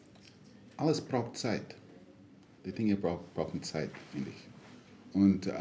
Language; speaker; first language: German; non-native, fluent; English